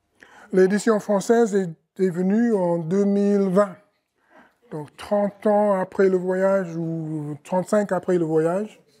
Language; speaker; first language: French; non-native, fluent; English